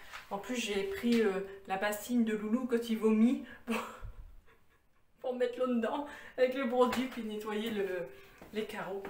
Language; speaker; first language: French; native; French